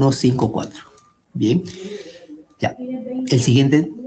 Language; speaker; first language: Spanish; native; Spanish